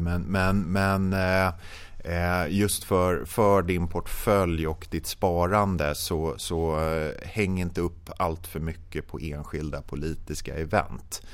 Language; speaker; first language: Swedish; native; Swedish